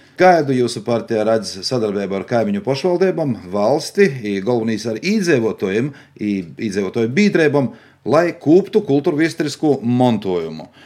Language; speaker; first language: Latvian; native; Latvian